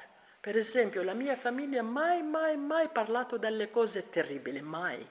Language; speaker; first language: Italian; non-native, learner; Arabic